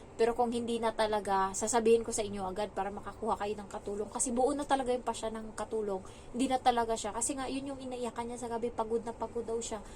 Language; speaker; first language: Filipino; native; Filipino